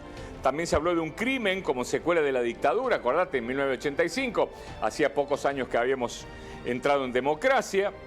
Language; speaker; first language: Spanish; native; Spanish